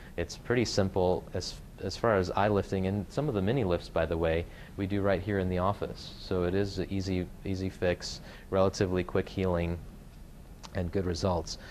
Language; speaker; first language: English; native; English